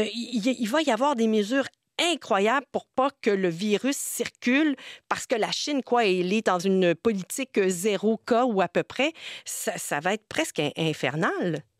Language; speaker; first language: French; native; French